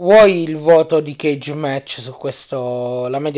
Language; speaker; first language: Italian; native; Italian